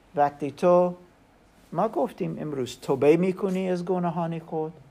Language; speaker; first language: Persian; non-native, learner; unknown